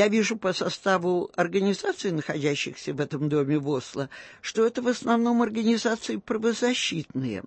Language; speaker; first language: Russian; native; Russian